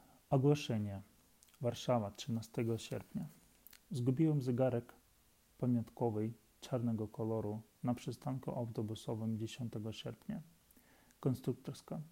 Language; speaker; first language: Polish; non-native, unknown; Ukrainian